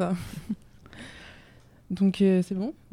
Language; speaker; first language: French; native; French